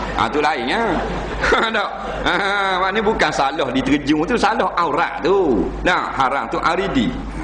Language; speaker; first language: Malay; native; Malay